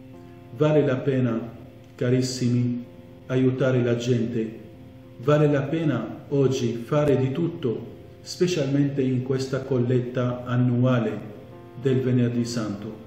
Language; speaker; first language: Italian; non-native, fluent; Arabic